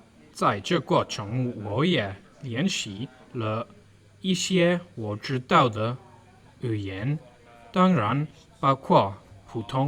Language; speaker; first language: Chinese; non-native, learner; English